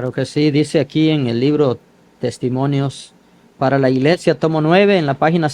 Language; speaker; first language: Spanish; native; Spanish